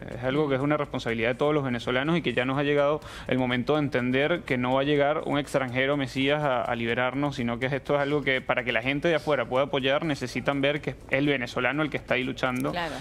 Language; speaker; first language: Spanish; native; Spanish